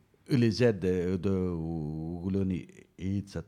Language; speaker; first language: French; non-native, learner; Berber languages